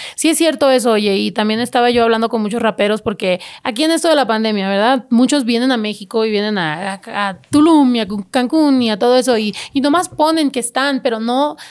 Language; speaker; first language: Spanish; early bilingual, heritage; Spanish